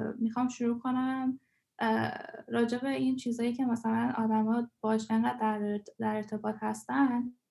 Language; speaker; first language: Persian; early bilingual, heritage; Persian